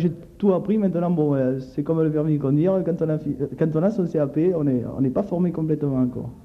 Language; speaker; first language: French; native; French